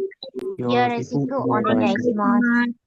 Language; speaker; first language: Japanese; non-native, learner; Indonesian